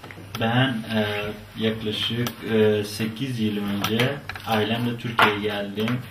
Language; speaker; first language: Turkish; non-native, fluent; Persian